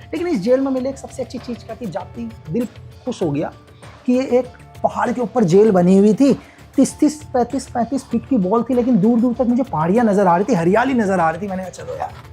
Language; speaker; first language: Hindi; native; Hindi